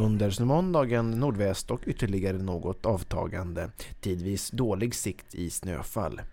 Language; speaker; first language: Swedish; native; Swedish